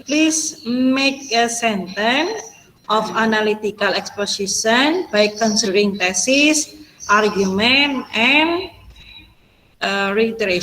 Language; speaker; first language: English; non-native, fluent; Indonesian